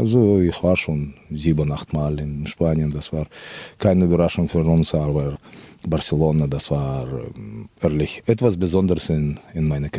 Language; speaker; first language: German; non-native, fluent; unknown